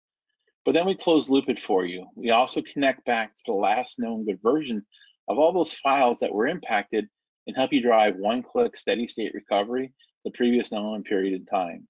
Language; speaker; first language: English; native; English